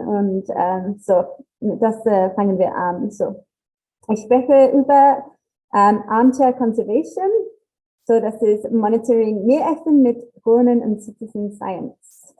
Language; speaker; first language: German; non-native, learner; English